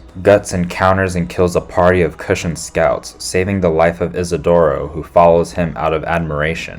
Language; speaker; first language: English; native; English